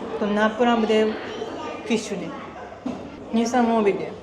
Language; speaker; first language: Polish; non-native, learner; Japanese